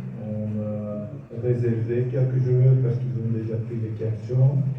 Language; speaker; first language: French; non-native, local second language; Dutch